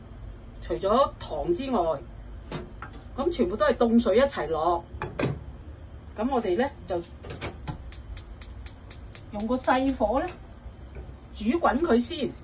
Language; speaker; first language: Cantonese; native; Cantonese